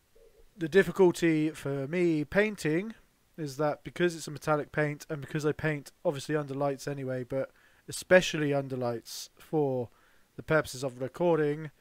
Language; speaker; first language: English; native; English